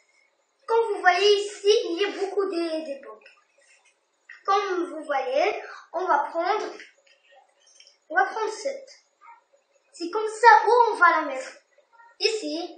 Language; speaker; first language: French; non-native, learner; Arabic